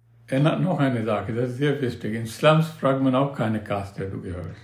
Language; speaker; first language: German; non-native, learner; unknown